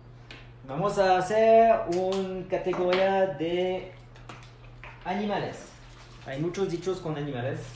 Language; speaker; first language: Spanish; non-native, fluent; French